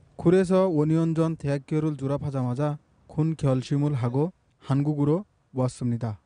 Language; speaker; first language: Korean; non-native, learner; Bangla